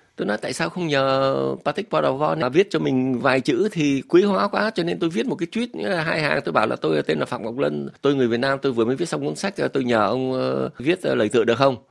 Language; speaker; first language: Vietnamese; native; Vietnamese